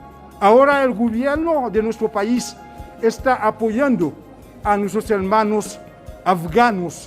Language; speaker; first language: Spanish; non-native, fluent; Haitian Creole